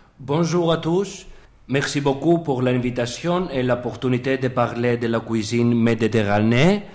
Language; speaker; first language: French; non-native, learner; Greek